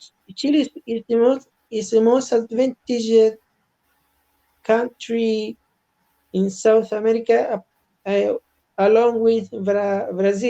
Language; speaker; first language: English; non-native, learner; Spanish